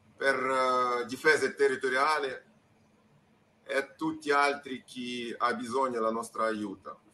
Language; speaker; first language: Italian; non-native, learner; Ukrainian